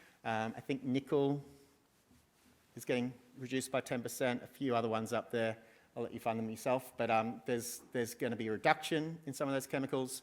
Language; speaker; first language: English; native; English